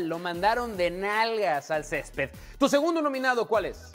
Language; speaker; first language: Spanish; native; Spanish